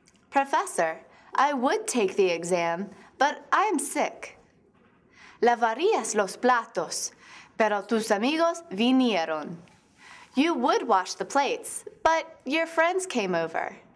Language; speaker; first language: English; native; English